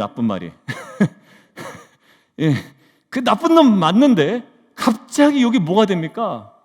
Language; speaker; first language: Korean; native; Korean